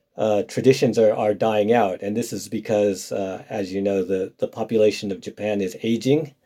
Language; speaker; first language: English; native; English